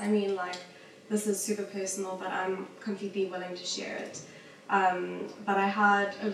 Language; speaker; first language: English; native; English